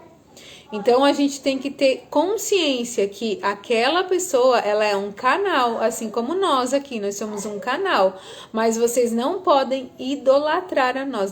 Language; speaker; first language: Portuguese; native; Portuguese